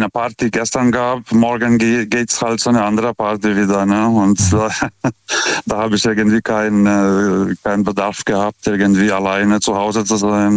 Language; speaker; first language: German; non-native, fluent; Lithuanian